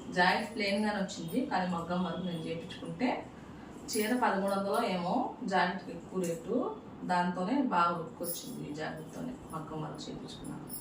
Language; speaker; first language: Telugu; non-native, local second language; Urdu